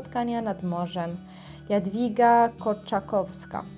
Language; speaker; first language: Polish; non-native, learner; Arabic